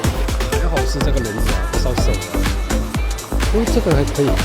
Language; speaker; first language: Chinese; native; Chinese